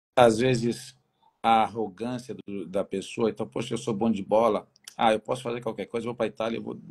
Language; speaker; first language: Portuguese; native; Portuguese